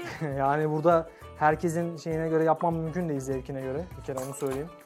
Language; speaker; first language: Turkish; native; Turkish